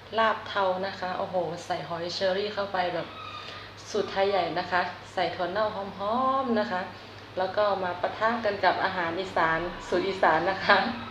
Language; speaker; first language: Thai; native; Thai